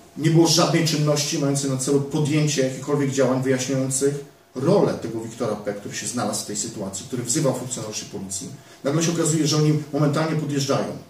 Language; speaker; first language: Polish; native; Polish